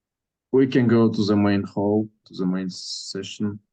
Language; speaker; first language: English; non-native, fluent; Russian